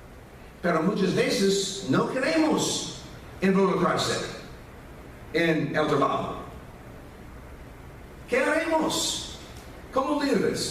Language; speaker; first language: Spanish; non-native, fluent; English